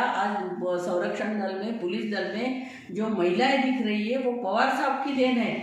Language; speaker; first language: Hindi; non-native, local second language; Marathi